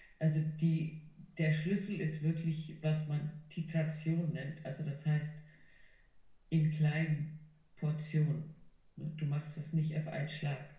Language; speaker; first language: German; non-native, fluent; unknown